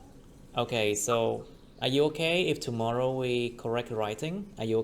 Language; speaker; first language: English; non-native, fluent; Vietnamese